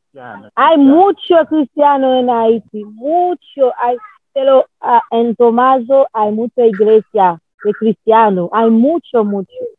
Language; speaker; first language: Spanish; non-native, learner; Haitian Creole